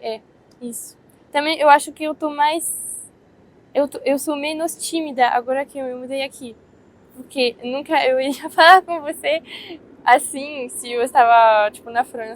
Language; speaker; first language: Portuguese; non-native, fluent; French